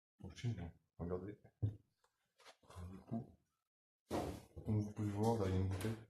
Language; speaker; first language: French; native; French